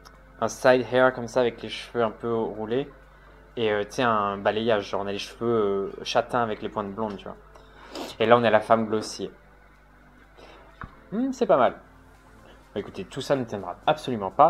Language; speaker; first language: French; native; French